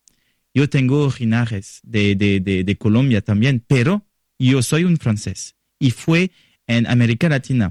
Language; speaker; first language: Spanish; non-native, learner; French